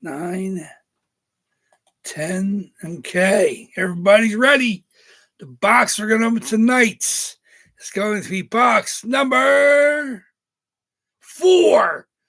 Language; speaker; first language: English; native; English